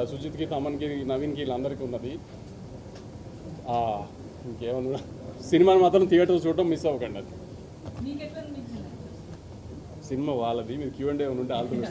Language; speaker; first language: Telugu; native; Telugu